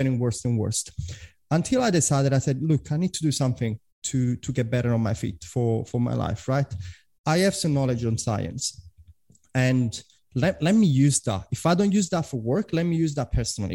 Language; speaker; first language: English; non-native, fluent; Italian